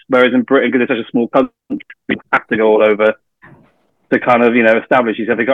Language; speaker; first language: English; native; English